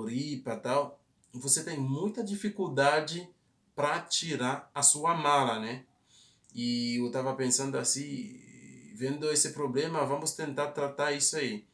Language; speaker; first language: Portuguese; non-native, fluent; Haitian Creole